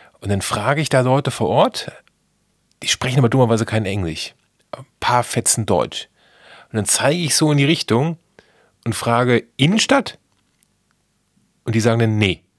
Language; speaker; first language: German; native; German